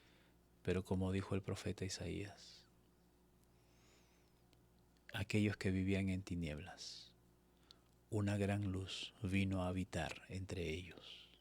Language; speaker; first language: Spanish; native; Spanish